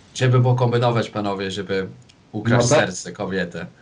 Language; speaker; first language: Polish; non-native, fluent; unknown